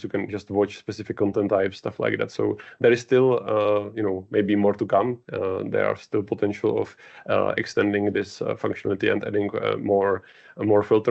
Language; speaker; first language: English; non-native, fluent; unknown